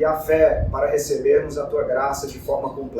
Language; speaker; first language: Portuguese; native; Portuguese